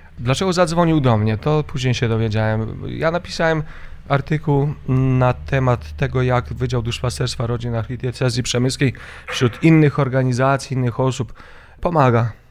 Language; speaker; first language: Polish; native; Polish